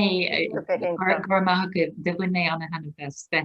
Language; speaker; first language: Irish; non-native, local second language; English